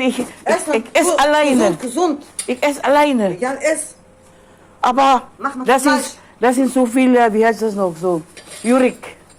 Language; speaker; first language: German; non-native, learner; Filipino